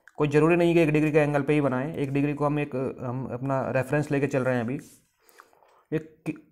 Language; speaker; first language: Hindi; native; Hindi